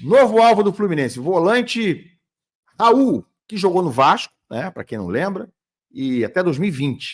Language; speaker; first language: Portuguese; native; Portuguese